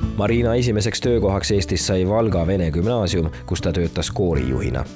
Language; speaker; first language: Estonian; native; Estonian